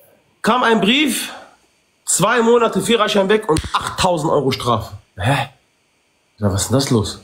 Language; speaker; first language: German; early bilingual, other home language; Arabic